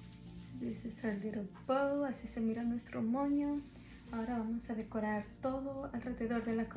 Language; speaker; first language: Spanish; early bilingual, heritage; Spanish